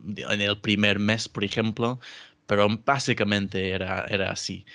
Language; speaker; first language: Spanish; non-native, fluent; English